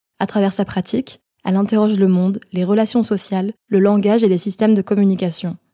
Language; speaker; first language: French; native; French